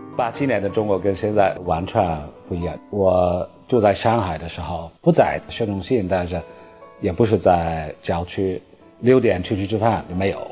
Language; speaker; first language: Chinese; non-native, fluent; English